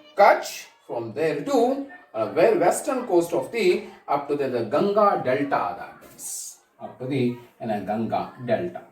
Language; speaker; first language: English; non-native, local second language; Kannada